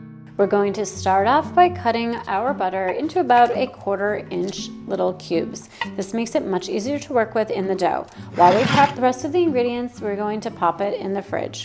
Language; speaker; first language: English; native; English